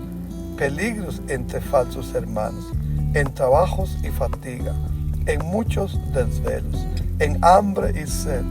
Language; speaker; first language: Spanish; native; Spanish